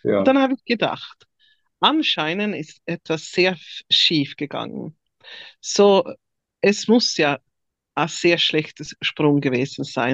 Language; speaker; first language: German; non-native, fluent; Swedish